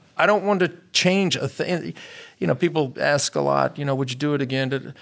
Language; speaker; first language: English; native; English